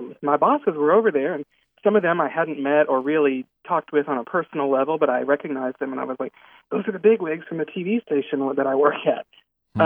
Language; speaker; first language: English; native; English